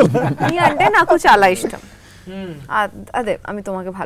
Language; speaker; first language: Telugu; non-native, learner; Bangla